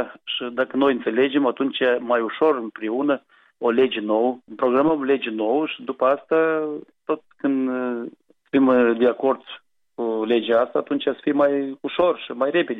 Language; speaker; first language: Romanian; non-native, local second language; Gagauz